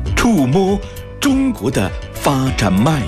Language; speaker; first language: Chinese; native; Chinese